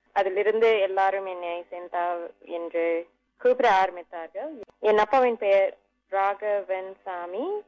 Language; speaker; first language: Tamil; non-native, local second language; English